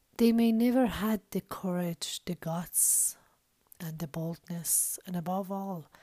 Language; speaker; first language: English; non-native, fluent; Persian